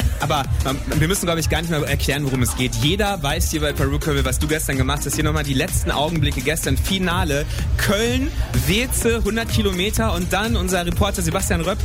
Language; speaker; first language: German; native; German